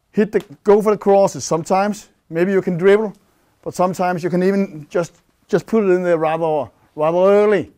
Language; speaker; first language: English; non-native, fluent; Danish